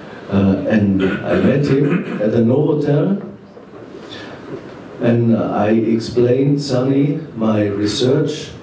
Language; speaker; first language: English; non-native, fluent; German